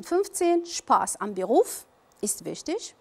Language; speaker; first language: German; non-native, fluent; Arabic